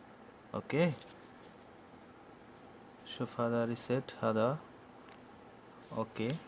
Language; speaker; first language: Arabic; non-native, learner; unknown